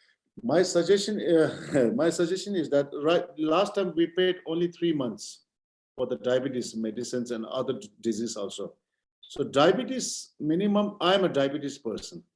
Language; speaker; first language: English; non-native, learner; Tibetan